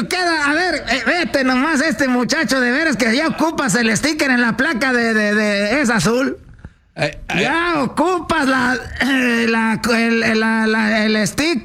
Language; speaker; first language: Spanish; native; Spanish